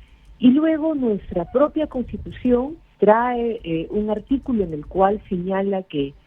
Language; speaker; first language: Spanish; native; Spanish